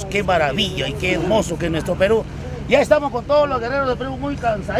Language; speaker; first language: Spanish; native; Spanish